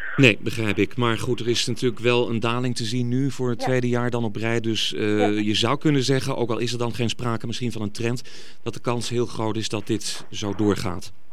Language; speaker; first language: Dutch; native; Dutch